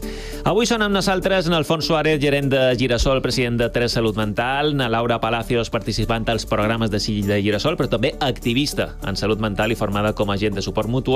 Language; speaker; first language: Catalan; native; Catalan